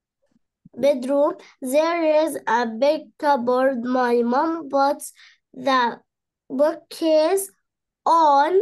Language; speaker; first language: English; non-native, learner; Arabic